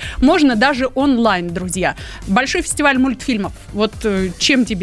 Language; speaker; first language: Russian; native; Russian